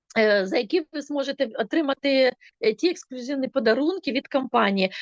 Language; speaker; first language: Ukrainian; non-native, local second language; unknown